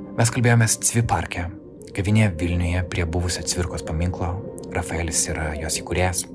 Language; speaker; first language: Lithuanian; native; Lithuanian